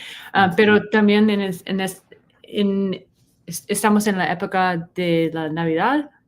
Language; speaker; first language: Spanish; non-native, fluent; English